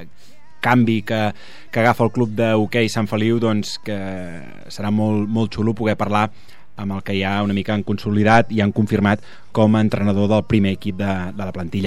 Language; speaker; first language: Catalan; native; Catalan